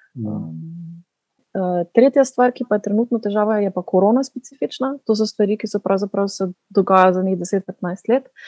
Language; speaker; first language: Slovenian; native; Slovenian